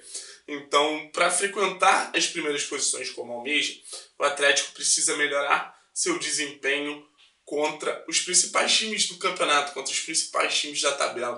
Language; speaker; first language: Portuguese; native; Portuguese